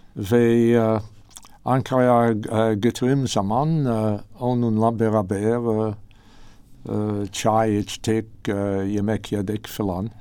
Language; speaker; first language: Turkish; non-native, learner; English